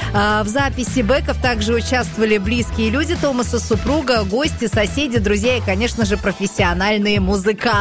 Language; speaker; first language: Russian; native; Russian